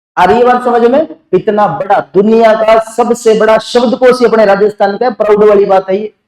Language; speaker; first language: Hindi; native; Hindi